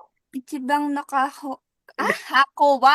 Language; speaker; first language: Japanese; non-native, learner; Filipino